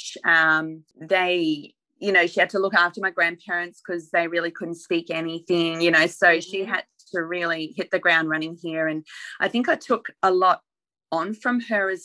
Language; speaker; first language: English; native; English